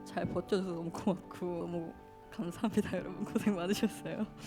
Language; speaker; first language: Korean; native; Korean